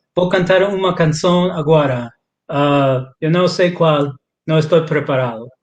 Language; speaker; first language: Portuguese; non-native, learner; English